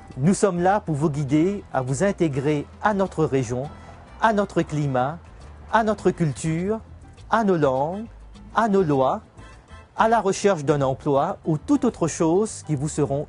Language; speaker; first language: French; native; French